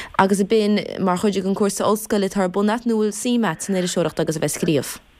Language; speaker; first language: Irish; native; Irish